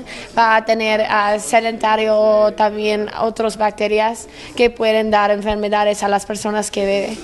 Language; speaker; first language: Spanish; non-native, learner; English